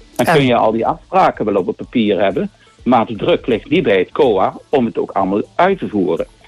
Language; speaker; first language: Dutch; native; Dutch